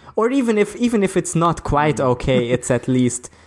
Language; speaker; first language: English; early bilingual, other home language; Hungarian